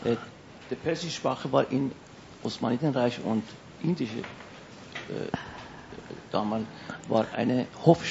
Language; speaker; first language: German; non-native, fluent; Persian